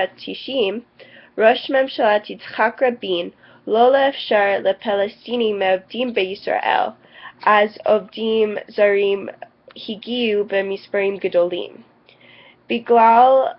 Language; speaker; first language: Hebrew; non-native, learner; English